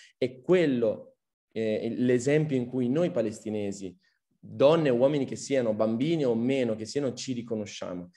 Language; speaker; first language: Italian; early bilingual, other home language; Arabic